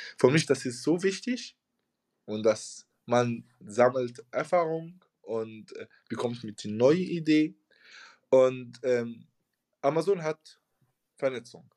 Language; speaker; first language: German; non-native, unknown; Arabic